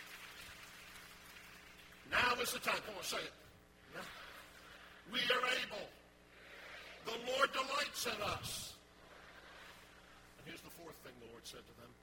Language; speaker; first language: English; native; English